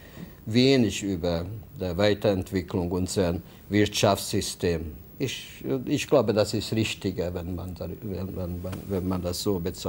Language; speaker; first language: German; non-native, fluent; Hungarian